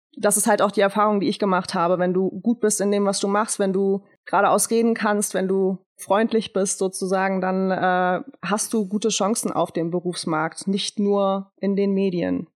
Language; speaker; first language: German; early bilingual, other home language; Turkish